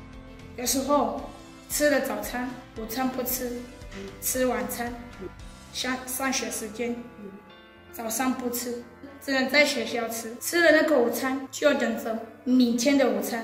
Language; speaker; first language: Chinese; non-native, learner; Southern Sotho